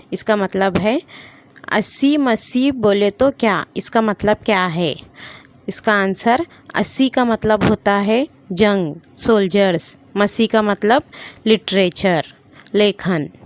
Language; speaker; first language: Hindi; non-native, local second language; Kannada